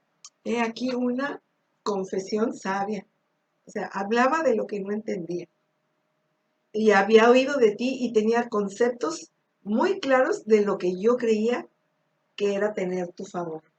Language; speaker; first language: Spanish; native; Spanish